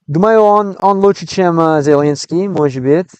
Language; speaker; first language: Russian; non-native, learner; English